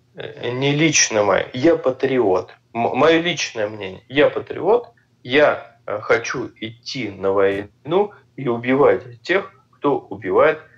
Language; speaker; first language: Russian; native; Russian